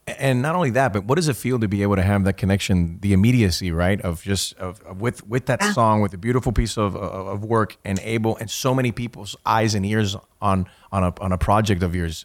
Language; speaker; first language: English; early bilingual, other home language; Spanish